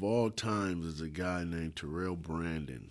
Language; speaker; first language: English; native; English